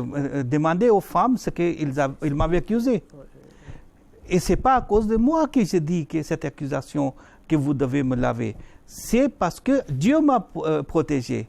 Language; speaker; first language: French; non-native, fluent; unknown